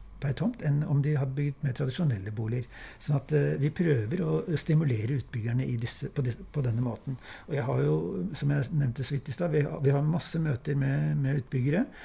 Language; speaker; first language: Norwegian; native; Norwegian